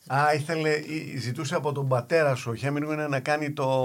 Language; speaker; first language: Greek; native; Greek